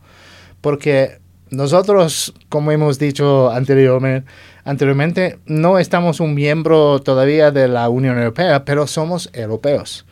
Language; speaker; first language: Spanish; non-native, fluent; English